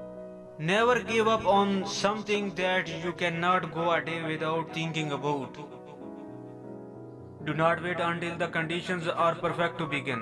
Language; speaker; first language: English; non-native, local second language; Urdu